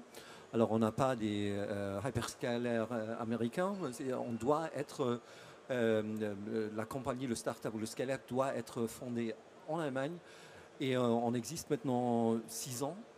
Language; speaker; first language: French; non-native, fluent; German